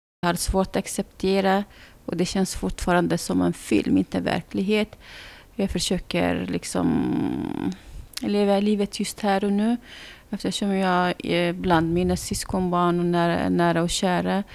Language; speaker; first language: Swedish; non-native, fluent; Arabic